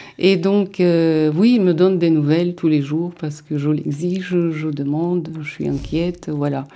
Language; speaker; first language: French; non-native, fluent; Russian